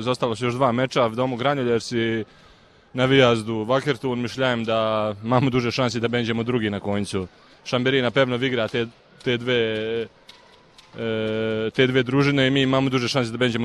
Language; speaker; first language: Polish; non-native, learner; Serbian